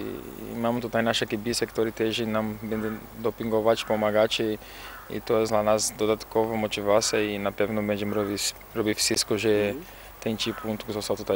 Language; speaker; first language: Polish; non-native, fluent; Portuguese